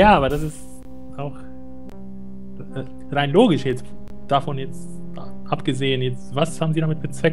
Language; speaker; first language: German; native; German